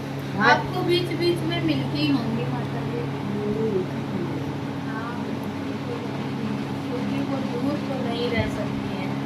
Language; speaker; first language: Hindi; native; Hindi